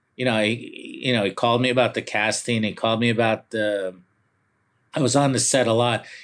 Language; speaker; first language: English; early bilingual, other home language; Italian